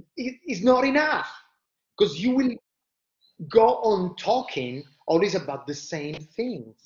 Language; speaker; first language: English; non-native, fluent; Italian